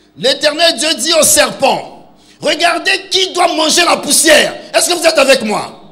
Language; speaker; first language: French; non-native, local second language; Lingala